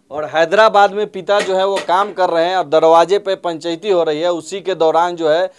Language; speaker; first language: Hindi; native; Hindi